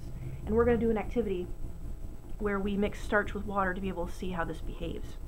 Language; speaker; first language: English; native; English